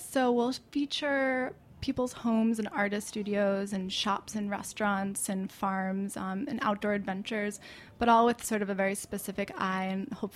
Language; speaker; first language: English; native; English